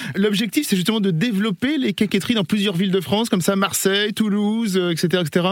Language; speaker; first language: French; native; French